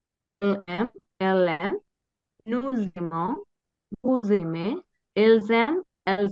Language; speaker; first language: French; non-native, learner; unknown